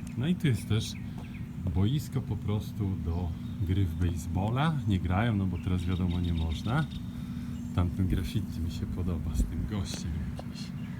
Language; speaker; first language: Polish; native; Polish